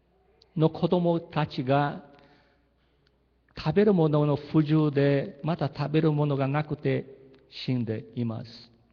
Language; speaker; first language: Japanese; early bilingual, heritage; Japanese